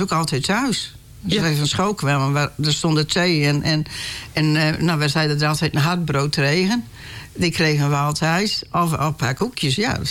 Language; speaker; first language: Dutch; native; Dutch